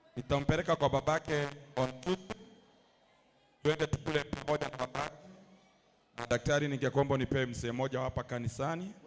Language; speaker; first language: Swahili; non-native, local second language; Masai